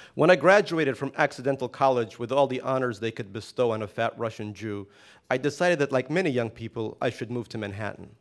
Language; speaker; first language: English; non-native, fluent; Russian